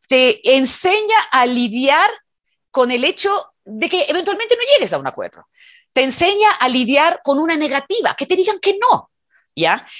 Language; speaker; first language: Spanish; non-native, fluent; Italian